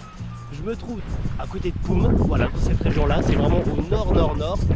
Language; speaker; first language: French; native; French